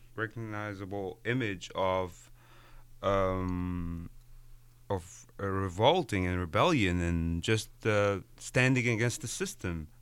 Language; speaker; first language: English; non-native, fluent; Arabic